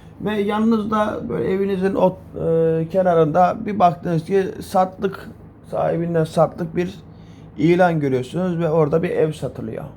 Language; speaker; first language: Turkish; native; Turkish